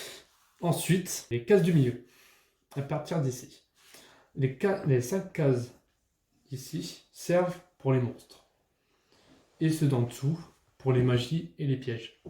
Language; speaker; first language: French; native; French